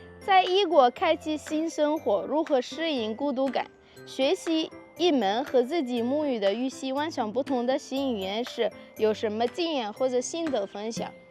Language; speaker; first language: Chinese; non-native, fluent; Arabic